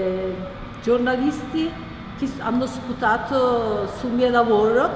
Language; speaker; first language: Italian; non-native, learner; Turkish